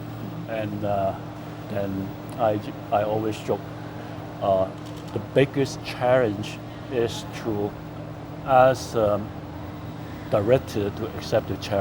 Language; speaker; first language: English; non-native, fluent; Cantonese